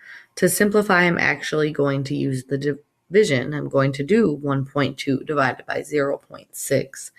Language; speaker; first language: English; native; English